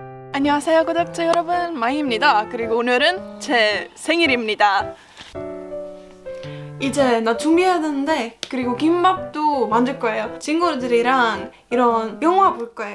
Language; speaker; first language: Korean; non-native, fluent; Estonian